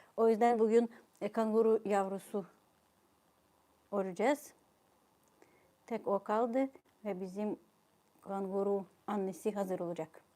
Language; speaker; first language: Turkish; non-native, fluent; Ukrainian